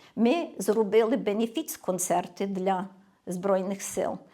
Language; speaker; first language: Ukrainian; early bilingual, heritage; Ukrainian